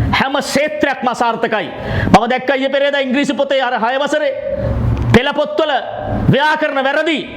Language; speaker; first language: Sinhala; native; Sinhala